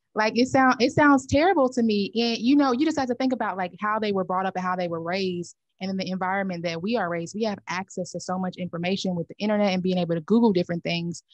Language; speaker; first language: English; native; English